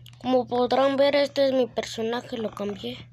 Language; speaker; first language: Spanish; early bilingual, heritage; Spanish